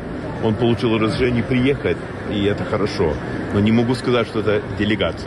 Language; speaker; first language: Russian; non-native, fluent; English